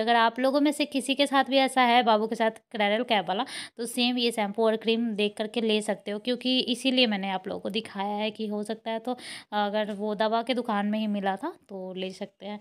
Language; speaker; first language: Hindi; native; Hindi